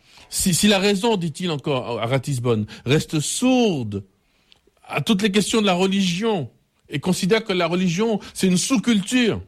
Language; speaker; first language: French; native; French